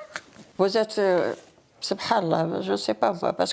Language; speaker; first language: French; non-native, learner; Arabic